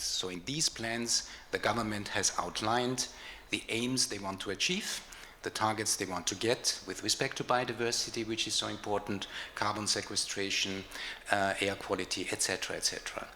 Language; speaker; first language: English; non-native, fluent; German